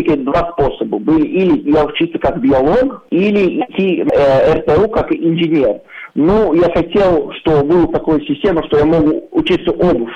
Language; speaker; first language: Russian; non-native, local second language; Latvian